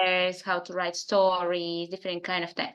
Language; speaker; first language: English; non-native, fluent; Spanish